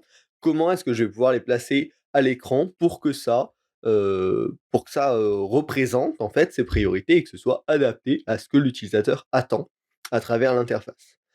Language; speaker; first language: French; native; French